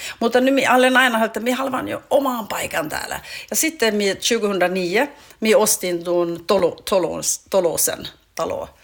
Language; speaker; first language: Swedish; native; Swedish